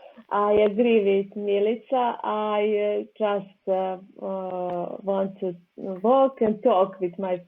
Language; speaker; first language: English; non-native, learner; Serbian